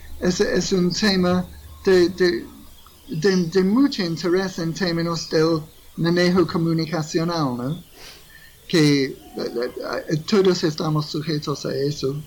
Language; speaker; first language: Spanish; non-native, fluent; English